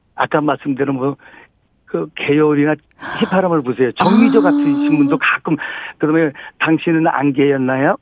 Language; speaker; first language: Korean; native; Korean